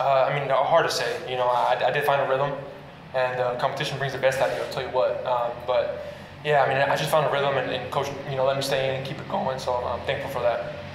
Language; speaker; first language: English; early bilingual, other home language; Spanish